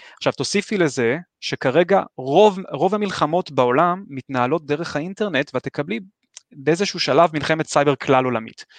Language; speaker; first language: Hebrew; native; Hebrew